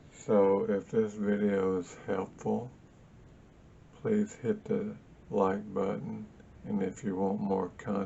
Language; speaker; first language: English; native; English